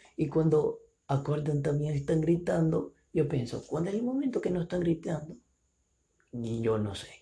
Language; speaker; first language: Spanish; non-native, fluent; Portuguese